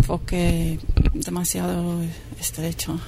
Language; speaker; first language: Spanish; non-native, fluent; English